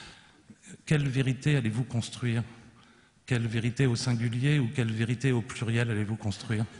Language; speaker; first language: French; native; French